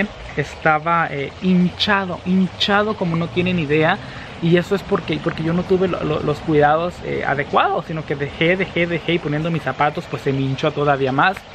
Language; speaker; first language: Spanish; native; Spanish